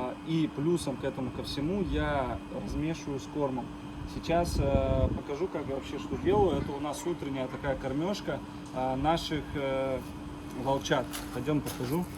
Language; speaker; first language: Russian; native; Russian